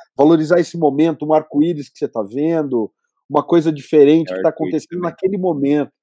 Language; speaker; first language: Portuguese; native; Portuguese